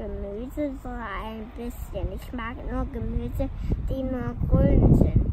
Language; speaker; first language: German; early bilingual, other home language; Indonesian